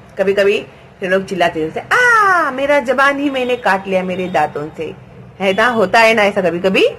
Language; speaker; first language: Hindi; non-native, local second language; Marathi